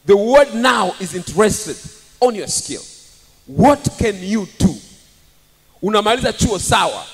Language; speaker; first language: English; non-native, local second language; Swahili